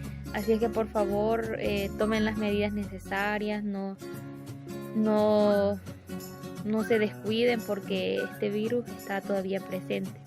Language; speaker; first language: Spanish; native; Spanish